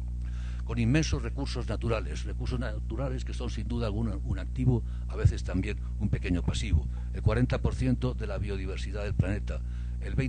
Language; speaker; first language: Spanish; native; Spanish